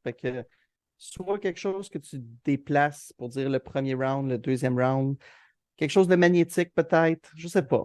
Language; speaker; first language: French; native; French